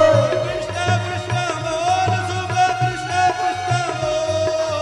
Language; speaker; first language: Hindi; native; Hindi